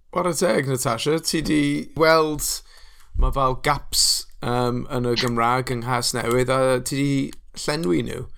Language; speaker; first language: Welsh; non-native, local second language; English